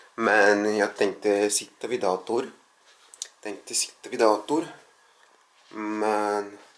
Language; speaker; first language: Swedish; non-native, fluent; Russian